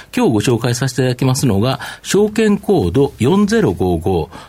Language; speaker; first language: Japanese; native; Japanese